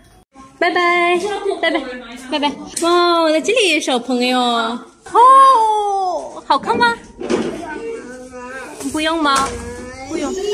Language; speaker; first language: Chinese; non-native, learner; Urdu